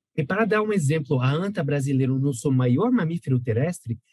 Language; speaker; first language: Portuguese; non-native, fluent; French